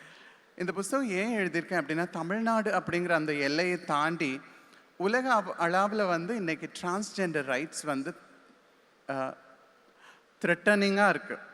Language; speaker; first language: Tamil; native; Tamil